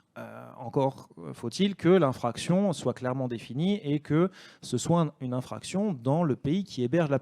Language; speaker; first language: French; native; French